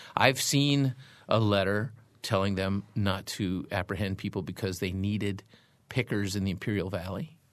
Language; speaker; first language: English; native; English